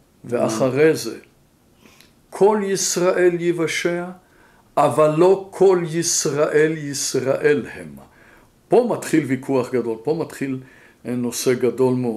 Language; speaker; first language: Hebrew; non-native, fluent; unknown